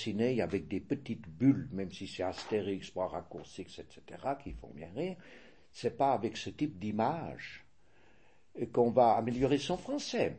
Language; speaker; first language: French; native; French